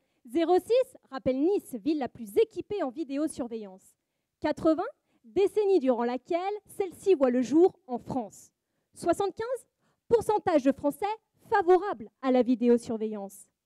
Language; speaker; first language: French; native; French